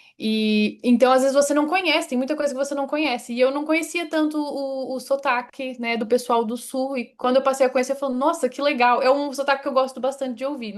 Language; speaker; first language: Portuguese; native; Portuguese